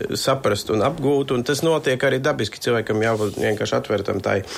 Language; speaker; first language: Latvian; non-native, fluent; Bulgarian